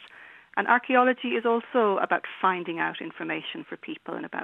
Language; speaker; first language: English; native; English